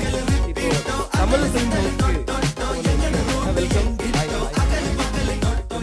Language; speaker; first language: Tamil; native; Tamil